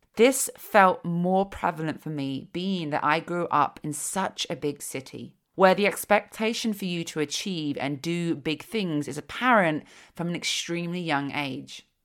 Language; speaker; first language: English; native; English